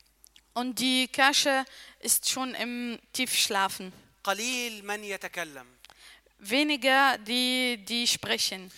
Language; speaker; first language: German; non-native, learner; Arabic